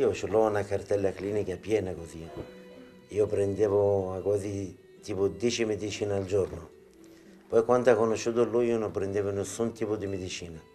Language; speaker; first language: Italian; non-native, learner; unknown